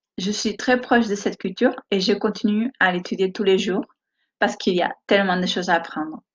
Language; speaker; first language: French; non-native, fluent; Spanish